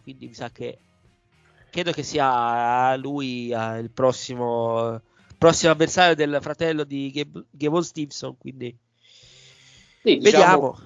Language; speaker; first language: Italian; native; Italian